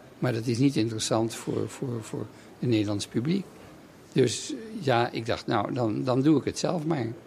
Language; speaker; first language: Dutch; native; Dutch